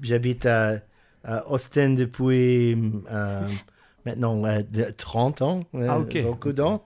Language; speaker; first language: French; non-native, learner; English